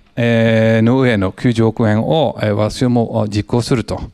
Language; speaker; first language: Japanese; non-native, fluent; English